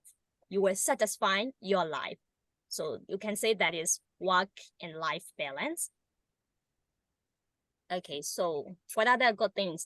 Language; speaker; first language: English; non-native, learner; Burmese